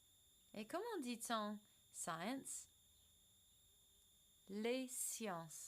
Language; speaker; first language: French; non-native, fluent; English